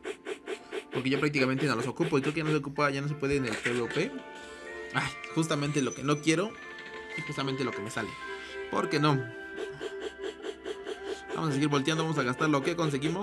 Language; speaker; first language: Spanish; native; Spanish